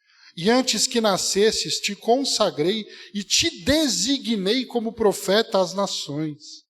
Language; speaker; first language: Portuguese; native; Portuguese